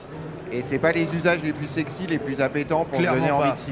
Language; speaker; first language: French; native; French